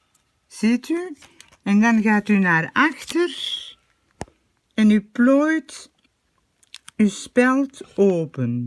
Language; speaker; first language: Dutch; native; Dutch